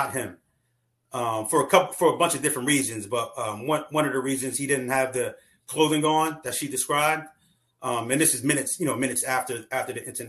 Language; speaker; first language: English; native; English